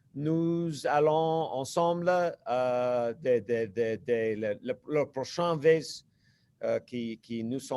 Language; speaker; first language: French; non-native, learner; English